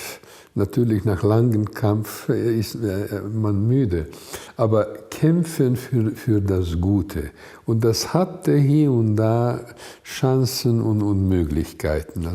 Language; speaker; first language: German; non-native, fluent; Hungarian